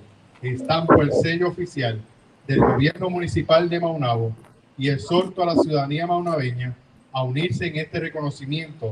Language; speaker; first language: Spanish; native; Spanish